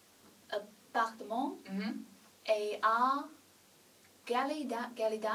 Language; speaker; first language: French; non-native, learner; Chinese